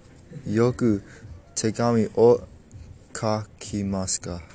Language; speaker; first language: Japanese; non-native, learner; English